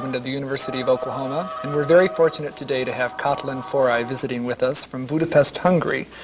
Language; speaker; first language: English; native; English